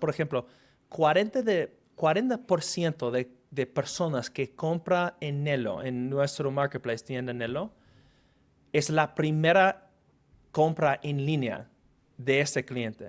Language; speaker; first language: Spanish; non-native, fluent; English